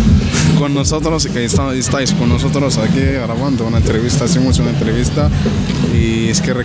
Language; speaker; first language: Spanish; non-native, learner; Arabic